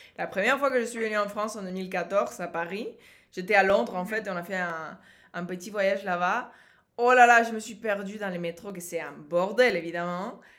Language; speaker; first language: French; native; French